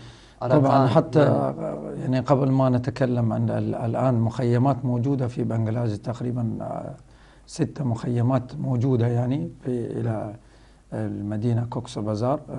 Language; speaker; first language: Arabic; non-native, fluent; Rohingya